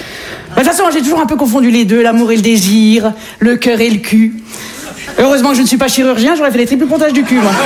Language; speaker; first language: French; native; French